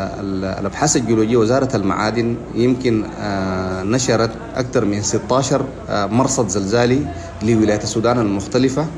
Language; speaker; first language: Arabic; native; Arabic